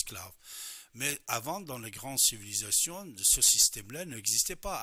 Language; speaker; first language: French; non-native, fluent; Persian